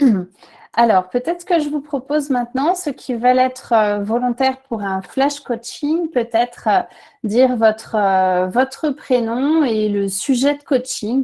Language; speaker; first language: French; native; French